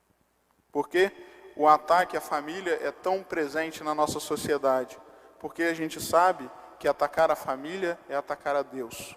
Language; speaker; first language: Portuguese; native; Portuguese